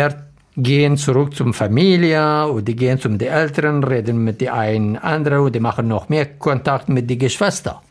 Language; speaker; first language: German; non-native, learner; Arabic